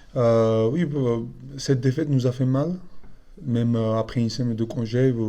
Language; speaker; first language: French; non-native, fluent; Georgian